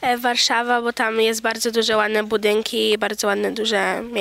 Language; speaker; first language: Polish; early bilingual, heritage; Polish